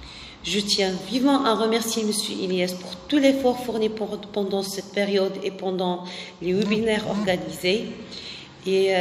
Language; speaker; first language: French; non-native, local second language; Arabic